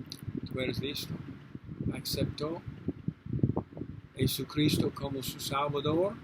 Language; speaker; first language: Spanish; non-native, learner; English